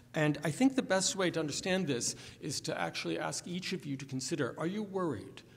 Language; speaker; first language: English; native; English